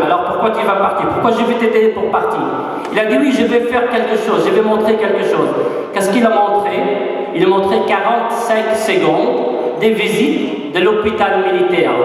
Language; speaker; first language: French; non-native, fluent; Arabic